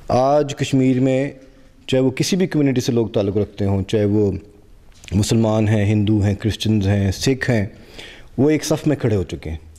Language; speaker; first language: Urdu; non-native, local second language; Punjabi